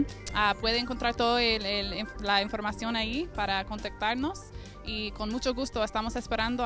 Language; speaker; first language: Spanish; non-native, fluent; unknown